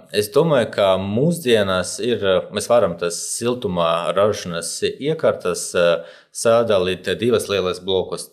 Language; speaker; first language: Latvian; non-native, local second language; Russian